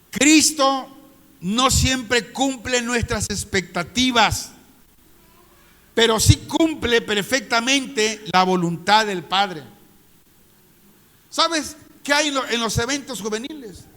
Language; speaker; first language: Spanish; native; Spanish